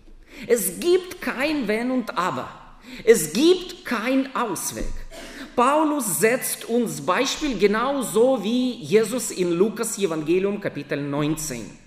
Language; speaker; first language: German; non-native, fluent; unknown